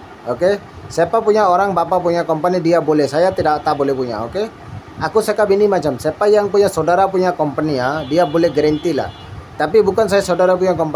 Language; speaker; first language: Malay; non-native, learner; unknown